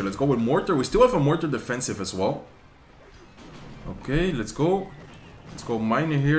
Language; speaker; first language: English; non-native, fluent; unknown